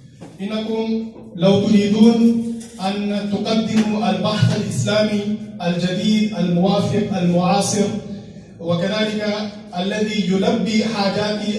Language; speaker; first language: Arabic; non-native, fluent; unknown